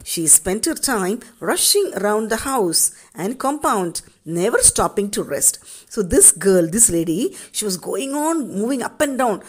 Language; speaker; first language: English; non-native, local second language; Tamil